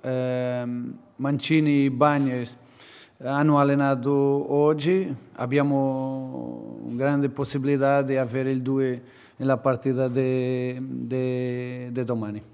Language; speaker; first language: Italian; non-native, learner; Portuguese